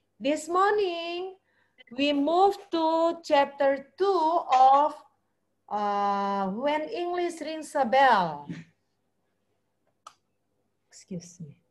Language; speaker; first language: English; non-native, fluent; Indonesian